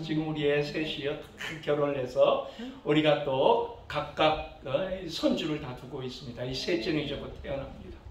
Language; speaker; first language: Korean; early bilingual, other home language; English